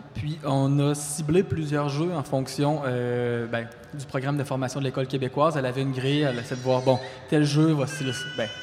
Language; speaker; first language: French; native; French